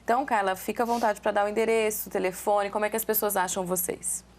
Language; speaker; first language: Portuguese; native; Portuguese